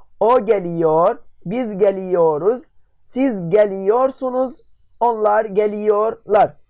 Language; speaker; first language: Turkish; non-native, fluent; Arabic